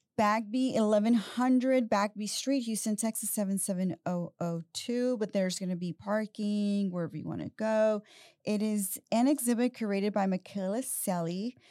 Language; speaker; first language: English; native; English